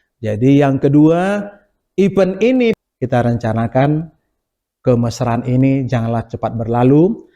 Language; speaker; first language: Indonesian; native; Indonesian